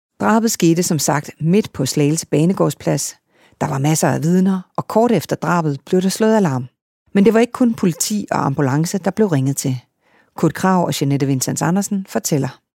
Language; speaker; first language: Danish; native; Danish